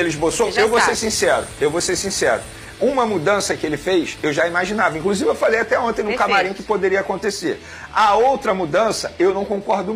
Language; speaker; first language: Portuguese; native; Portuguese